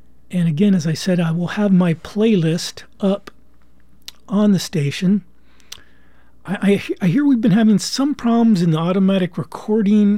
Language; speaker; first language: English; native; English